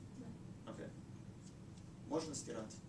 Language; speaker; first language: Russian; non-native, fluent; English